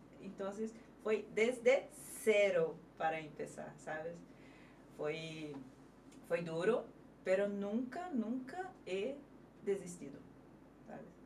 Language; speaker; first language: Spanish; non-native, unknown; Portuguese